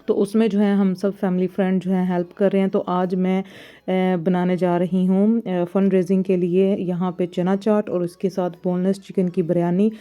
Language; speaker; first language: Urdu; non-native, local second language; Punjabi